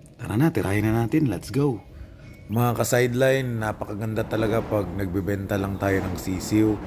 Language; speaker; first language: Filipino; non-native, local second language; Cebuano